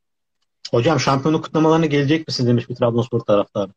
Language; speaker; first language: Turkish; native; Turkish